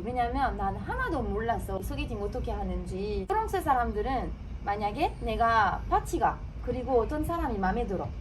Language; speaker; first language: Korean; non-native, fluent; French